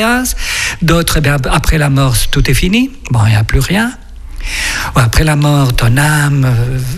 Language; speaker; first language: French; non-native, fluent; Spanish